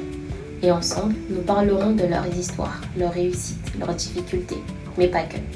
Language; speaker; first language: French; native; French